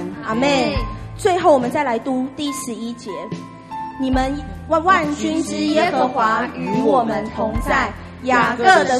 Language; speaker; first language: Chinese; native; Chinese